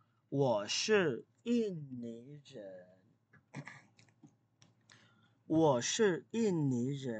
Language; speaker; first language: Chinese; non-native, fluent; Indonesian